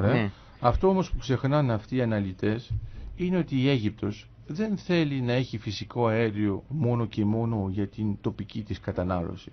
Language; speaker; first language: Greek; native; Greek